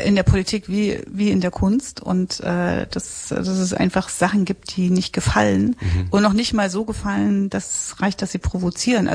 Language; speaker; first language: German; native; German